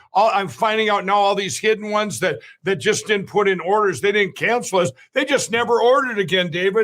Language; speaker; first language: English; native; English